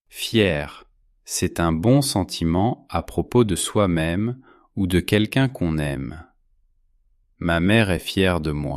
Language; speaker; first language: French; native; French